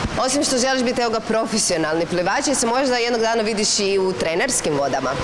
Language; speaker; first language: Croatian; native; Croatian